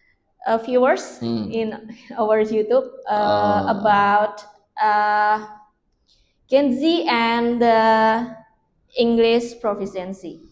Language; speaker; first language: English; non-native, learner; Indonesian